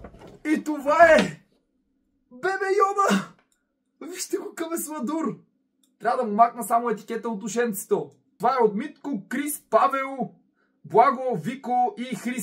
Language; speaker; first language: Bulgarian; native; Bulgarian